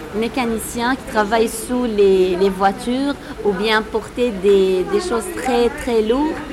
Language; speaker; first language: French; non-native, local second language; Arabic